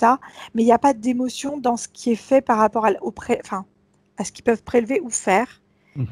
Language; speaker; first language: French; native; French